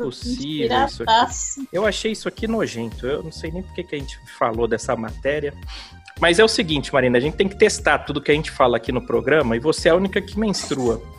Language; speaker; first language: Portuguese; native; Portuguese